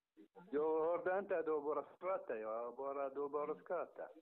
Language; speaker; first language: Swedish; non-native, learner; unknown